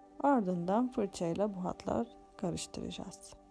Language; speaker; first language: Turkish; non-native, fluent; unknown